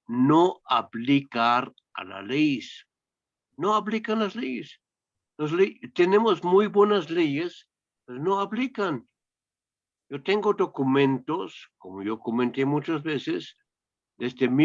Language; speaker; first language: Spanish; non-native, fluent; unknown